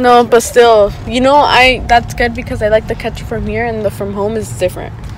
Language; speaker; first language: English; early bilingual, other home language; Spanish